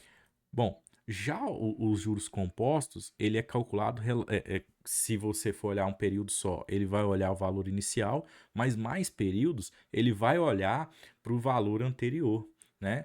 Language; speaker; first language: Portuguese; native; Portuguese